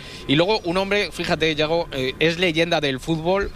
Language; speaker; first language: Spanish; native; Spanish